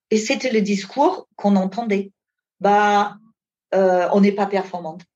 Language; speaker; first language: French; non-native, fluent; German